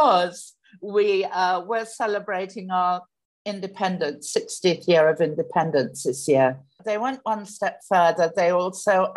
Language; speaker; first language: English; native; English